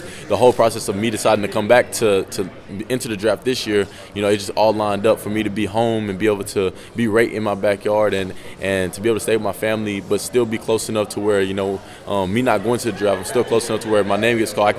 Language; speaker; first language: English; native; English